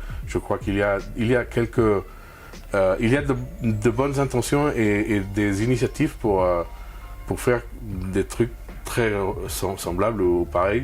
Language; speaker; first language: French; non-native, fluent; Spanish